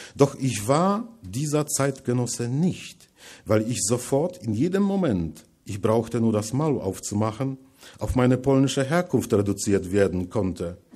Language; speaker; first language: German; non-native, fluent; Polish